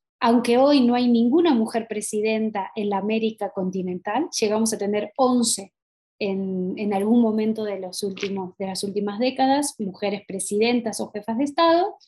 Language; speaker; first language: Spanish; native; Spanish